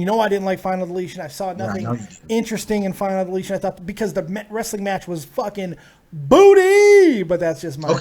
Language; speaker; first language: English; native; English